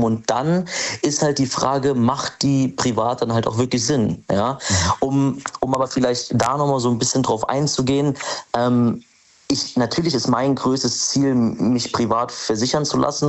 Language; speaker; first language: German; native; German